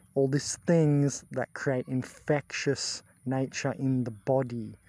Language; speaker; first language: English; native; English